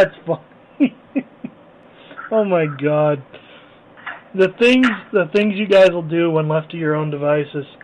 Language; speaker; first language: English; native; English